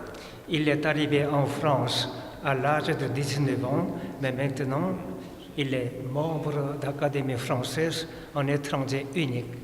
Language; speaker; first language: French; non-native, fluent; Korean